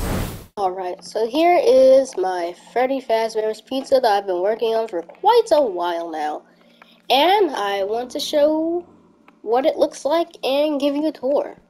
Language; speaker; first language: English; native; English